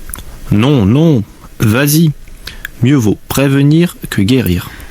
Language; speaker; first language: French; native; French